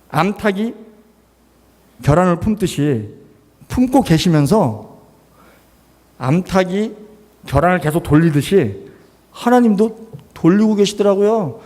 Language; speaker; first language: Korean; native; Korean